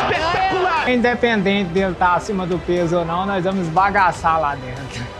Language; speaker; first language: Portuguese; native; Portuguese